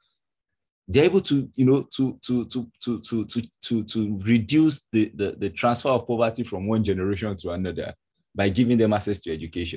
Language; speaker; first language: English; non-native, local second language; Yoruba